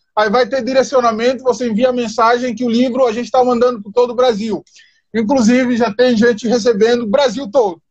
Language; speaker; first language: Portuguese; non-native, local second language; Upper Guinea Crioulo